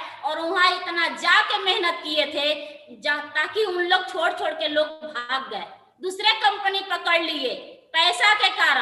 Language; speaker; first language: Hindi; non-native, local second language; Bhojpuri